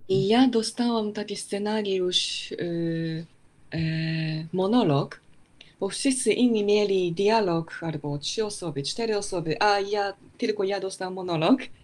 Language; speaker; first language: Polish; non-native, fluent; Japanese